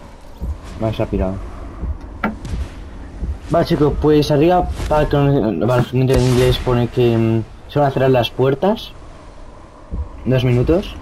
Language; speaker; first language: Spanish; native; Spanish